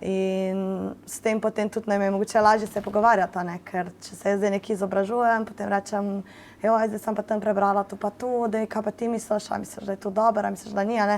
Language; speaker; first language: Slovenian; native; Slovenian